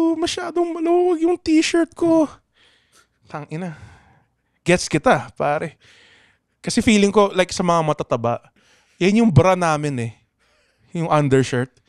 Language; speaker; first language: Filipino; non-native, local second language; Pangasinan